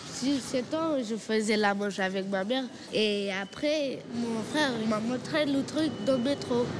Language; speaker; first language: French; non-native, learner; Romanian